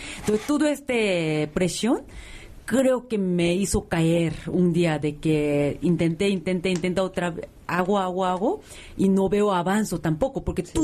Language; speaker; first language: Spanish; non-native, fluent; Korean